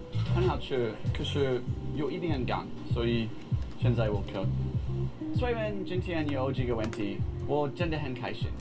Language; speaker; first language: Chinese; non-native, learner; English